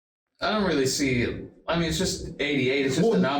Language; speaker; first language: English; native; English